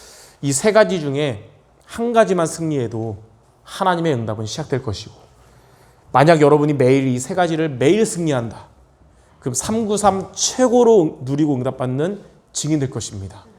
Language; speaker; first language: Korean; native; Korean